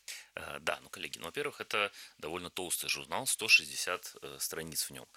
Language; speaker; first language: Russian; native; Russian